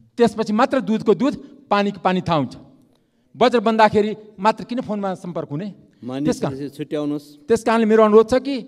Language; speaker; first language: Nepali; non-native, local second language; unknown